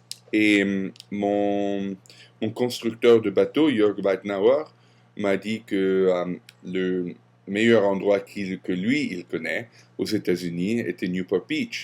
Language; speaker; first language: French; non-native, fluent; German